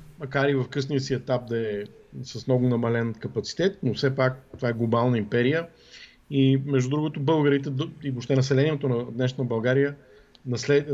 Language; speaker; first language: Bulgarian; native; Bulgarian